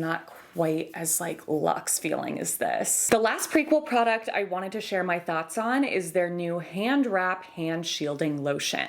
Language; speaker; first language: English; native; English